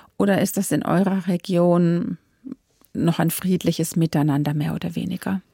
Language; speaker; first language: German; native; German